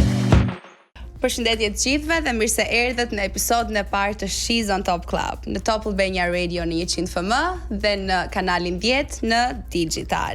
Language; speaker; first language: Albanian; native; Albanian